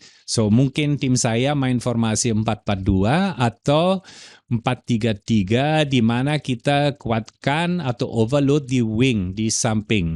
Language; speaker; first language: Indonesian; non-native, fluent; German